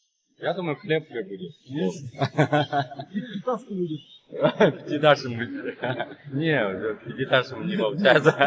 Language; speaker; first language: Russian; non-native, learner; Chinese